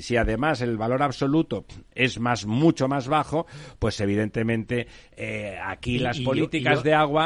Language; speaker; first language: Spanish; native; Spanish